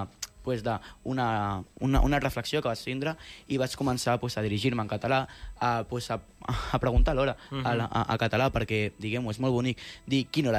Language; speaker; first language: Catalan; non-native, local second language; Spanish